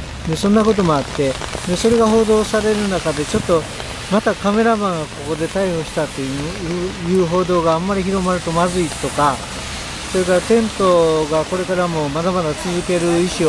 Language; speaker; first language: Japanese; native; Japanese